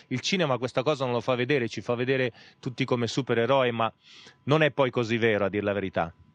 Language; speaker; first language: Italian; native; Italian